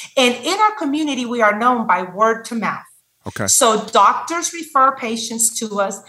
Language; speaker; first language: English; non-native, fluent; Spanish